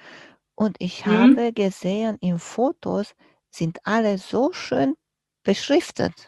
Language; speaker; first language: German; non-native, fluent; Romanian